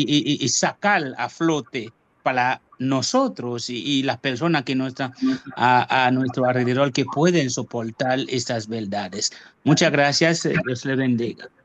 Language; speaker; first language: Spanish; non-native, fluent; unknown